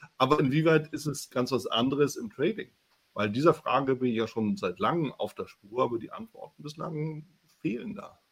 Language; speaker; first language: German; native; German